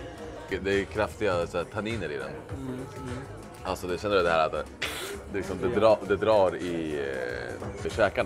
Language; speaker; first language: Swedish; native; Swedish